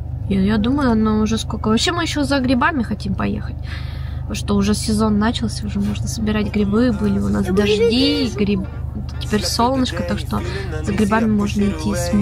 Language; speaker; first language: Russian; native; Russian